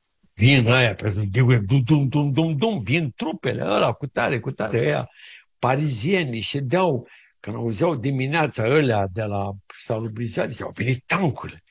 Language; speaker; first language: Romanian; native; Romanian